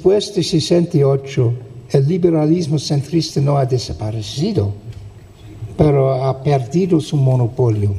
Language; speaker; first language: Spanish; non-native, fluent; English